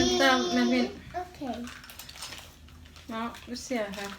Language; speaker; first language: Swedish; non-native, learner; Thai